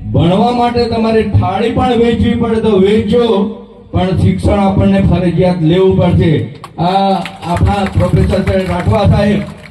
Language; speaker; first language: Gujarati; native; Gujarati